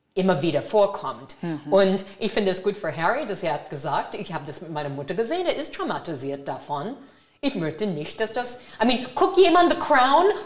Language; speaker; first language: German; non-native, fluent; English